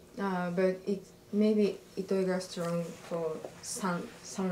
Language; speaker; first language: English; non-native, learner; Japanese